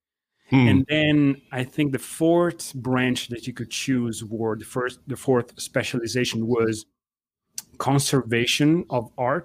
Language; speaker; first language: English; non-native, fluent; Italian